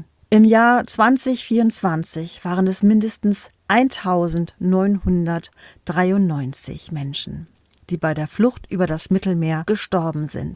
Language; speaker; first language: German; native; German